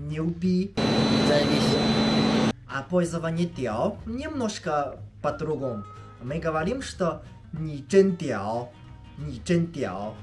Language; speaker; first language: Russian; non-native, fluent; Chinese